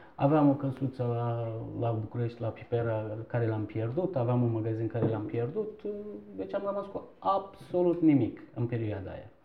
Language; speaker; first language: Romanian; non-native, fluent; Turkish